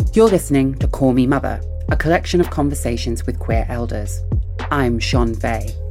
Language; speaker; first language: English; native; English